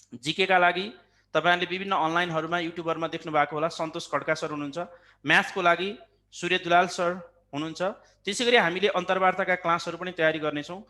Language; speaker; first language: Nepali; native; Nepali